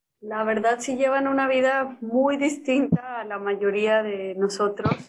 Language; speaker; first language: Spanish; native; Spanish